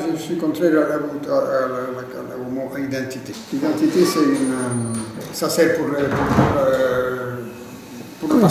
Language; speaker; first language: French; non-native, fluent; Italian